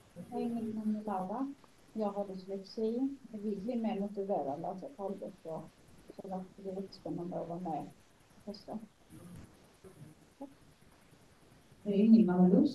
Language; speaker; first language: Swedish; non-native, fluent; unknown